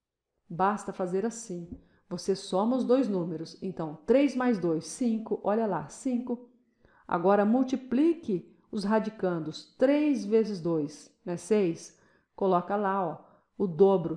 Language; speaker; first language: Portuguese; native; Portuguese